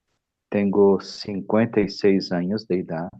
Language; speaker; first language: Spanish; non-native, fluent; Portuguese